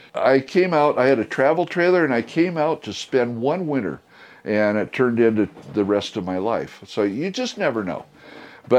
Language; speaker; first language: English; native; English